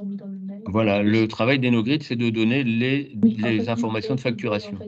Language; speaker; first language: French; native; French